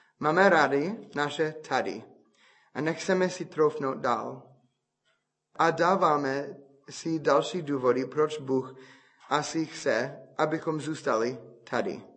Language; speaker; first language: Czech; non-native, fluent; English